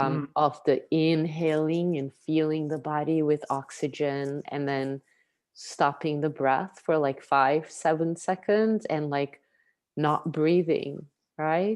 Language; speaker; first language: English; non-native, fluent; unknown